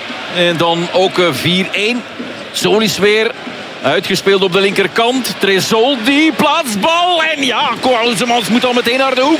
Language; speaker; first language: Dutch; native; Dutch